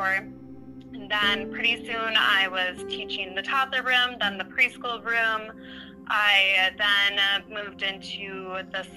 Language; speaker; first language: English; native; English